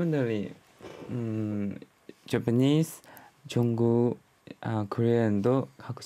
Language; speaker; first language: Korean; non-native, learner; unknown